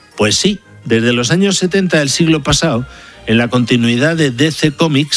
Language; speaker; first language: Spanish; native; Spanish